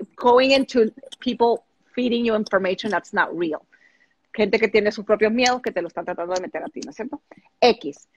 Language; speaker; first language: Spanish; native; Spanish